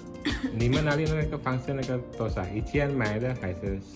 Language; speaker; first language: Chinese; non-native, fluent; Indonesian